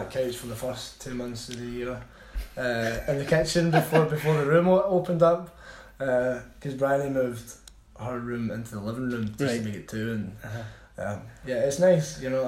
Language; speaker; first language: English; native; English